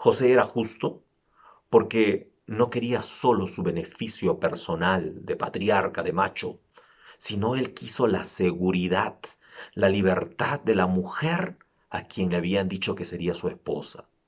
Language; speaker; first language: Spanish; native; Spanish